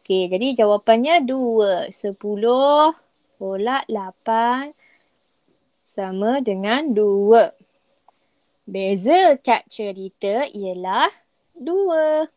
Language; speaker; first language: Malay; native; Malay